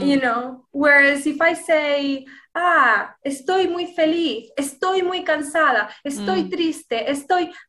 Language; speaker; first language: English; non-native, fluent; Spanish